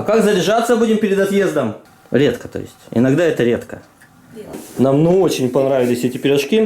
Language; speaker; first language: Russian; native; Russian